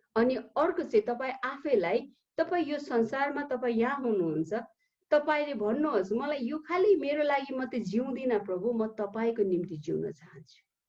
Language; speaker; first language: Nepali; early bilingual, heritage; Nepali